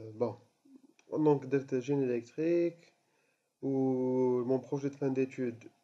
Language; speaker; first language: French; non-native, local second language; Arabic